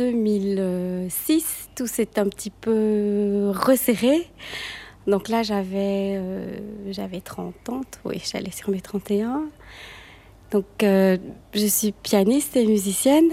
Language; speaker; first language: French; native; French